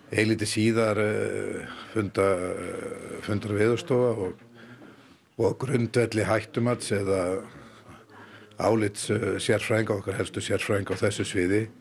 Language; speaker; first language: Icelandic; native; Icelandic